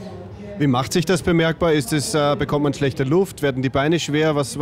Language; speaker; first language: German; native; German